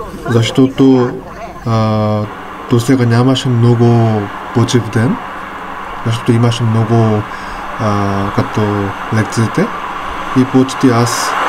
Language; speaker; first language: Bulgarian; non-native, learner; Korean